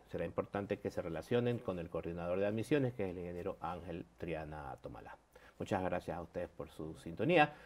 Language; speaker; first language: Spanish; native; Spanish